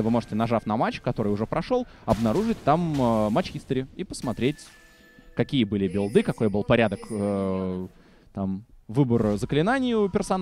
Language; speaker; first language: Russian; native; Russian